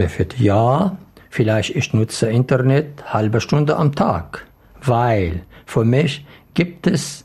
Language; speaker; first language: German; non-native, learner; Arabic